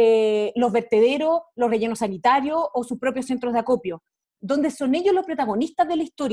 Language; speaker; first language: Spanish; native; Spanish